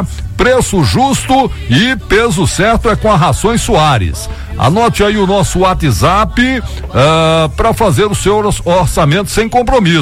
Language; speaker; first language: Portuguese; native; Portuguese